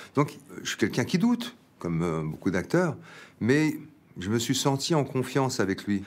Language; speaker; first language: French; native; French